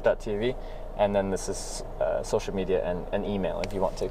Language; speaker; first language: English; native; English